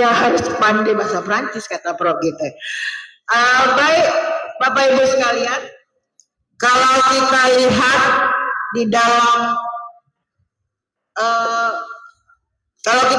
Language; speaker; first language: Indonesian; native; Indonesian